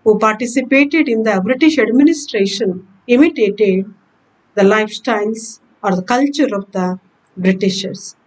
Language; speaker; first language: English; non-native, local second language; Kannada